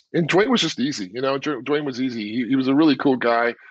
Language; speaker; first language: English; native; English